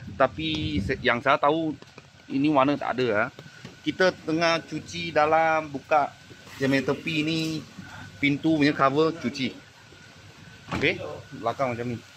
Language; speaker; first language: Malay; non-native, local second language; Chinese